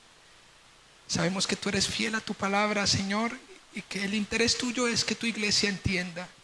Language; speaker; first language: Spanish; native; Spanish